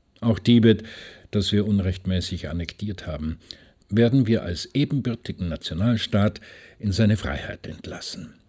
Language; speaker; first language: German; native; German